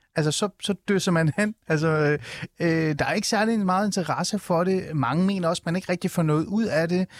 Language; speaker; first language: Danish; early bilingual, other home language; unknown